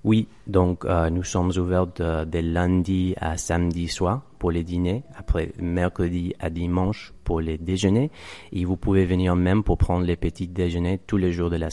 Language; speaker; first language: French; non-native, fluent; Spanish